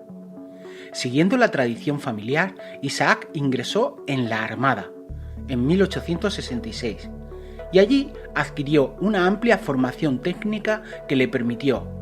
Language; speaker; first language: Spanish; native; Spanish